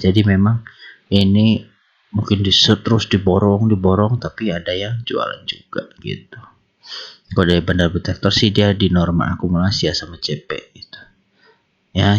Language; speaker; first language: Indonesian; native; Indonesian